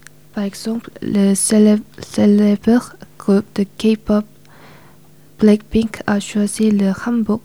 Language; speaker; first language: French; non-native, learner; Korean